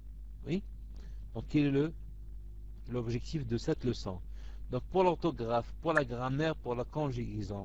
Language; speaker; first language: French; non-native, local second language; Arabic